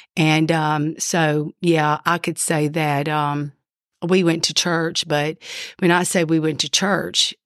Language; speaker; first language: English; native; English